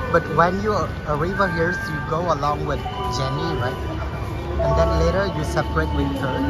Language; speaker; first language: English; non-native, learner; Vietnamese